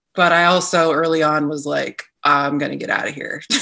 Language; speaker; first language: English; native; English